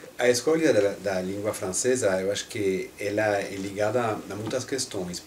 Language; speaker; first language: Portuguese; non-native, fluent; French